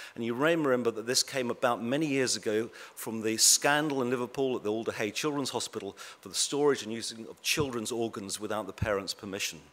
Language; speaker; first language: English; native; English